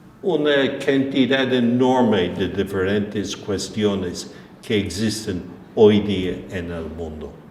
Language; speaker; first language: Spanish; non-native, fluent; English